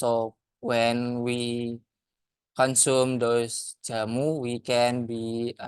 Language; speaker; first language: English; non-native, learner; Indonesian